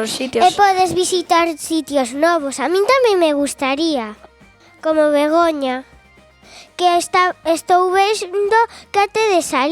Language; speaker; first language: Galician; non-native, local second language; Spanish